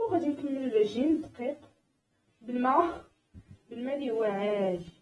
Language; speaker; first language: Arabic; native; Arabic